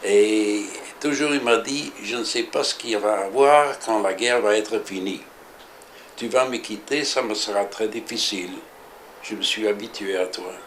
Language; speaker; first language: French; early bilingual, other home language; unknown